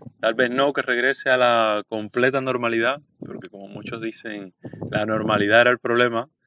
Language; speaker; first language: Spanish; native; Spanish